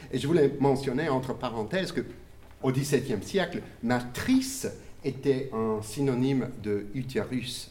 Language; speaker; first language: French; non-native, fluent; English